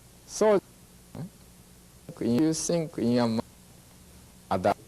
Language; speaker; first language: English; non-native, learner; Japanese